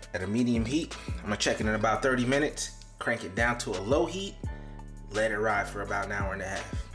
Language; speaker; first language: English; native; English